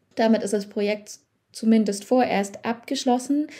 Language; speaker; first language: German; native; German